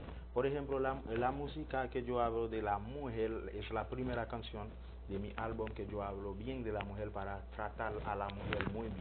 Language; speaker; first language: Spanish; non-native, learner; Haitian Creole